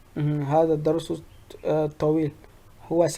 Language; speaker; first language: Arabic; non-native, fluent; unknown